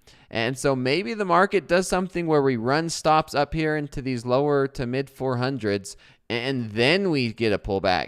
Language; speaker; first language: English; native; English